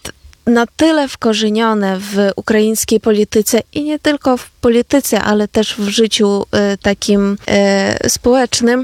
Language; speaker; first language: Polish; non-native, fluent; Ukrainian